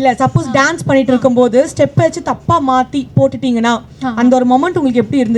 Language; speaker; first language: Tamil; native; Tamil